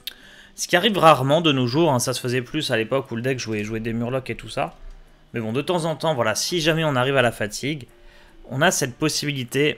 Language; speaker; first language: French; native; French